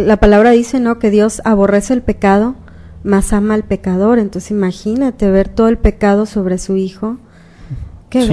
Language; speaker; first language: Spanish; native; Spanish